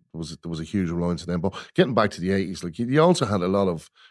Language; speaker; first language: English; native; English